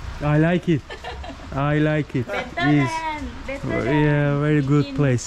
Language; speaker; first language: English; non-native, learner; Turkish